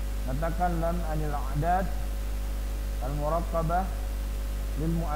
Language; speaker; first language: Arabic; non-native, fluent; Indonesian